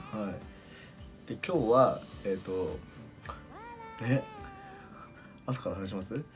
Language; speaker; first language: Japanese; native; Japanese